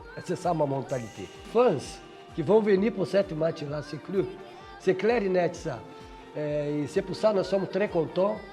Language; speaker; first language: French; non-native, fluent; Portuguese